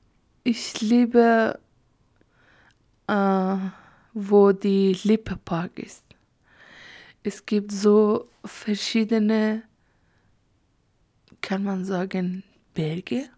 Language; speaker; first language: German; non-native, learner; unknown